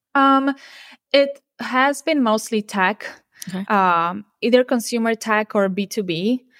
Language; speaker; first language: English; non-native, fluent; Polish